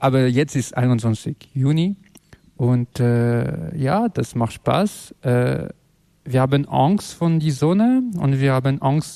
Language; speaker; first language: German; non-native, learner; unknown